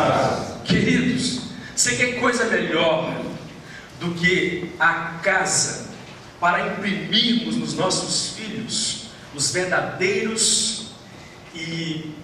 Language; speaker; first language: Portuguese; native; Portuguese